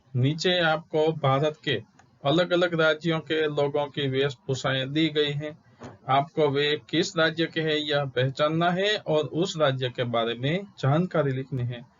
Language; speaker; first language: Hindi; non-native, local second language; Gujarati